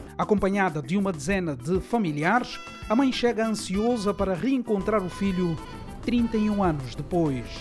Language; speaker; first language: Portuguese; native; Portuguese